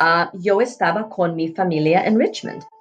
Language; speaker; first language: Spanish; non-native, fluent; English